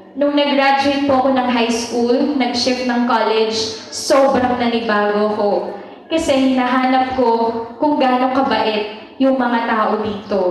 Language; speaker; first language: Filipino; native; Filipino